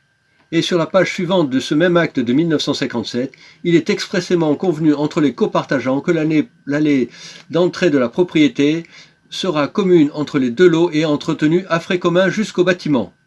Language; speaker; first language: French; native; French